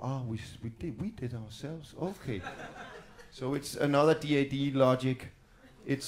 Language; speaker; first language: English; non-native, fluent; Danish